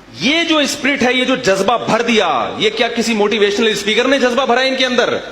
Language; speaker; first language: Urdu; native; Urdu